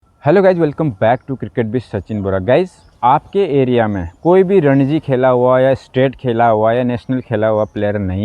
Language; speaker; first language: Hindi; native; Hindi